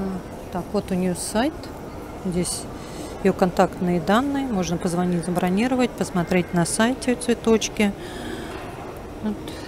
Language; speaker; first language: Russian; native; Russian